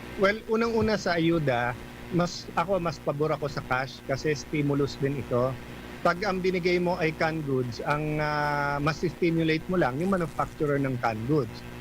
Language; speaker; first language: Filipino; native; Filipino